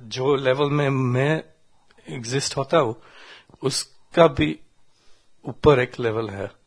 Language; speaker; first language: Hindi; non-native, learner; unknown